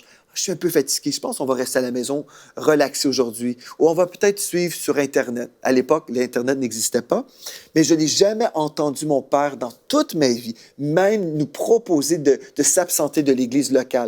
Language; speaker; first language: French; native; French